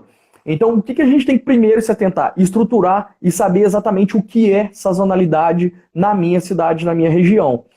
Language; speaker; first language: Portuguese; native; Portuguese